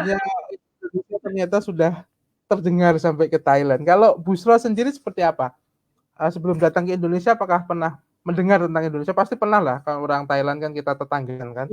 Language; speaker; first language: Indonesian; native; Indonesian